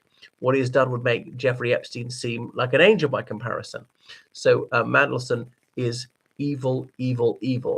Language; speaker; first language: English; native; English